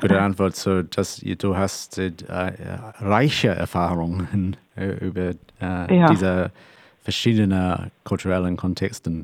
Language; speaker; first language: German; non-native, learner; English